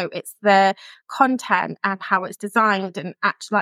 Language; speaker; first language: English; native; English